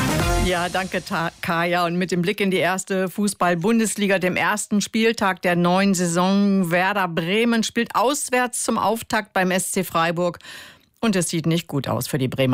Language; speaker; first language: German; native; German